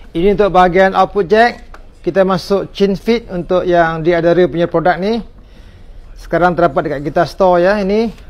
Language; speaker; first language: Malay; non-native, local second language; Chinese